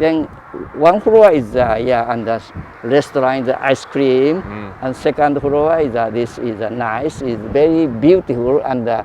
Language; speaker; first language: English; non-native, learner; Japanese